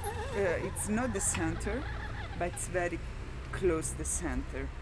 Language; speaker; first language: English; non-native, learner; Italian